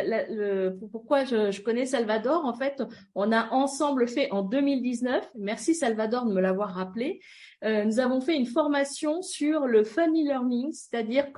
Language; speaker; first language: French; native; French